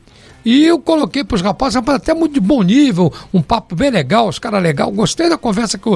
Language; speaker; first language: Portuguese; native; Portuguese